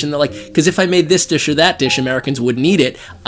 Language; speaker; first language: English; native; English